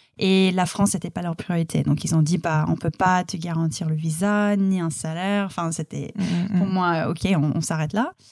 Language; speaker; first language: French; non-native, fluent; English